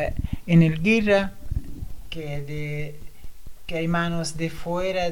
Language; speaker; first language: Spanish; non-native, fluent; Persian